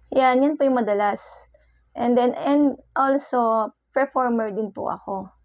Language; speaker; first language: Filipino; native; Filipino